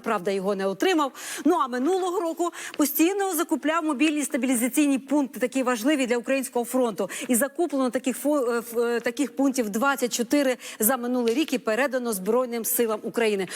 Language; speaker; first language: Ukrainian; native; Ukrainian